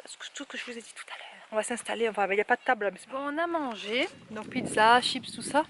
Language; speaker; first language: French; native; French